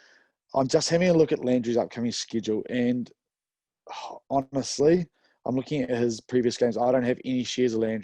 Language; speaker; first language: English; native; English